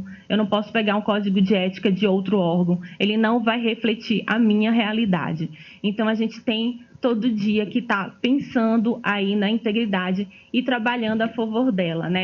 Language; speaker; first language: Portuguese; native; Portuguese